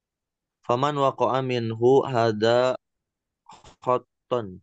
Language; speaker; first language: Arabic; non-native, learner; Indonesian